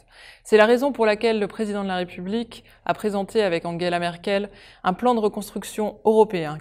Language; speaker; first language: French; native; French